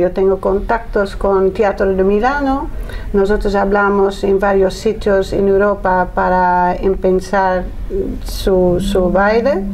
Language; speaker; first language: Spanish; non-native, learner; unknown